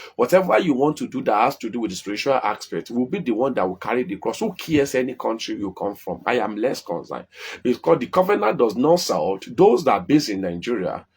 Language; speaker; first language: English; non-native, local second language; Yoruba